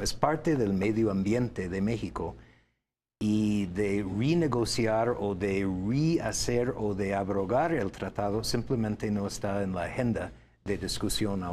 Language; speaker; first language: Spanish; non-native, fluent; English